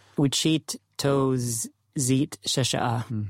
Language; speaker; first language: Russian; non-native, learner; English